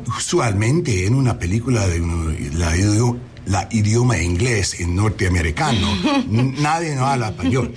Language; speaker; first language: Spanish; early bilingual, heritage; Spanish